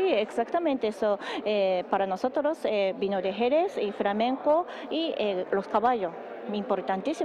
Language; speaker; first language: Spanish; non-native, learner; Japanese